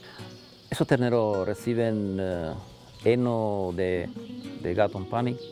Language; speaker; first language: Spanish; non-native, local second language; German